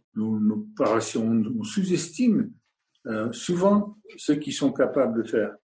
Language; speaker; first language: French; non-native, fluent; English